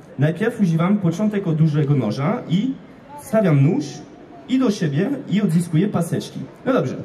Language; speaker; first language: Polish; non-native, fluent; French